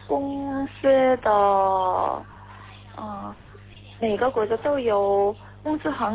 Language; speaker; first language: Chinese; non-native, learner; Korean